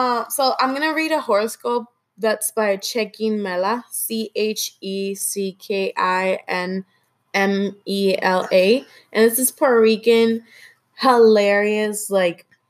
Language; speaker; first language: English; non-native, local second language; Spanish